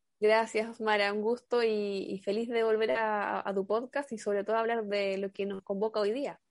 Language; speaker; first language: Spanish; native; Spanish